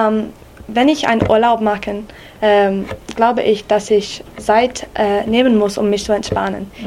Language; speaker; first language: German; non-native, learner; English